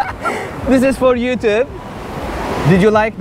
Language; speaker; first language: English; non-native, learner; Turkish